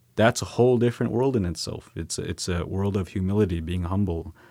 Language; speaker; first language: English; native; English